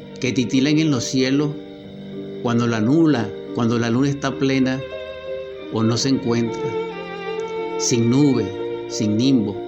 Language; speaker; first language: Spanish; native; Spanish